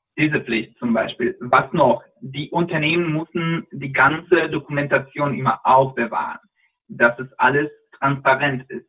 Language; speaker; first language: German; non-native, fluent; Polish